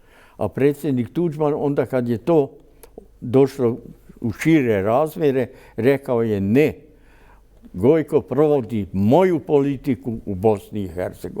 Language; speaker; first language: Croatian; native; Croatian